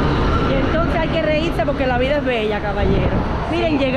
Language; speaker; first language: Spanish; native; Spanish